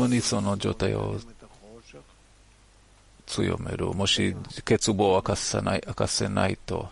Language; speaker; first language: Japanese; non-native, learner; Hebrew